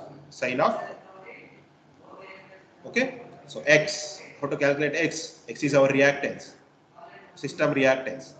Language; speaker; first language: English; non-native, local second language; Kannada